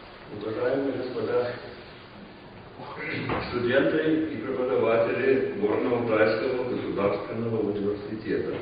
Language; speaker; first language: Russian; non-native, fluent; English